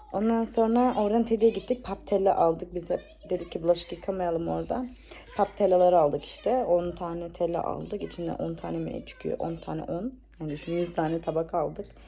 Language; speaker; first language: Turkish; early bilingual, heritage; Turkish